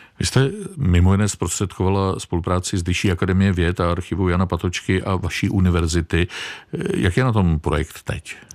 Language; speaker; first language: Czech; native; Czech